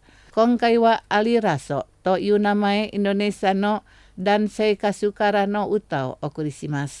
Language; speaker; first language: Japanese; non-native, fluent; Indonesian